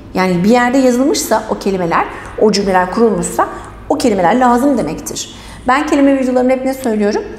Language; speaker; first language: Turkish; native; Turkish